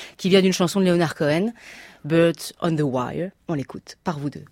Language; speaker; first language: French; native; French